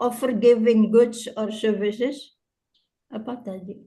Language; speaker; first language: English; non-native, fluent; Indonesian